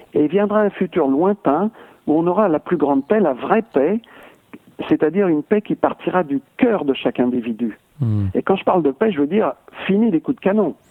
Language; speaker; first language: French; native; French